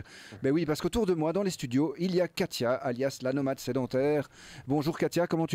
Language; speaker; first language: French; native; French